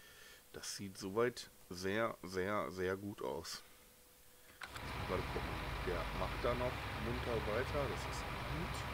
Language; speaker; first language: German; native; German